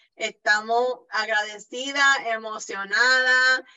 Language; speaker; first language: Spanish; early bilingual, heritage; Spanish